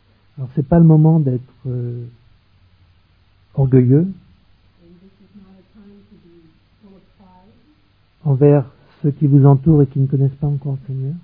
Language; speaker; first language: French; native; French